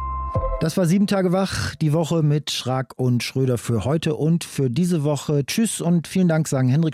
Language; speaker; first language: German; native; German